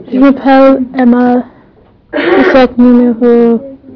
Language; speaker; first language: French; non-native, learner; English